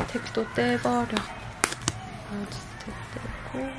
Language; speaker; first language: Korean; native; Korean